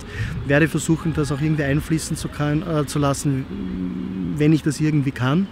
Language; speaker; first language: German; native; German